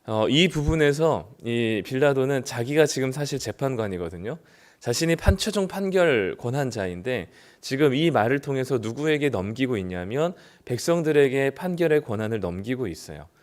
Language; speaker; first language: Korean; native; Korean